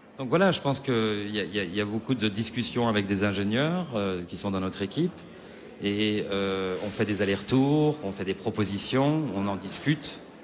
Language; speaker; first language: French; non-native, fluent; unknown